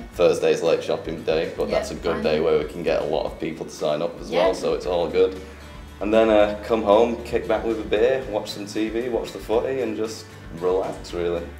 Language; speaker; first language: English; native; English